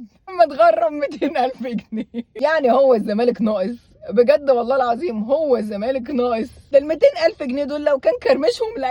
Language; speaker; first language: Arabic; native; Arabic